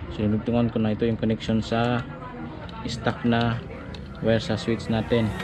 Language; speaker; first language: Filipino; non-native, local second language; Cebuano